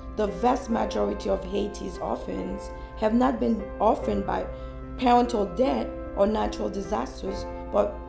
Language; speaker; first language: English; early bilingual, other home language; Haitian Creole